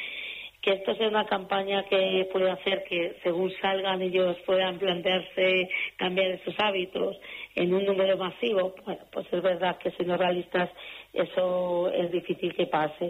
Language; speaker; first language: Spanish; native; Spanish